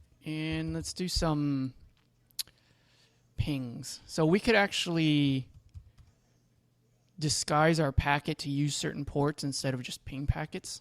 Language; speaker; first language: English; native; English